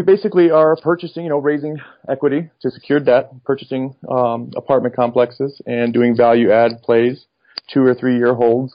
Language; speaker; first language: English; native; English